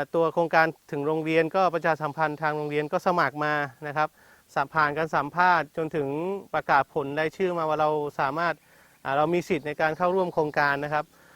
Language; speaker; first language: Thai; non-native, local second language; Malay